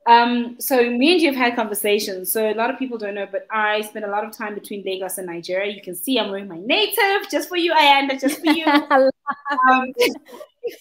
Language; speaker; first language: English; non-native, local second language; Zulu